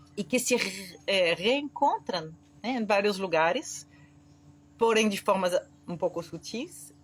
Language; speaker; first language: Portuguese; non-native, fluent; French